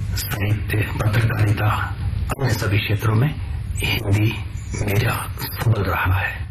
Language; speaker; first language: Hindi; non-native, local second language; Punjabi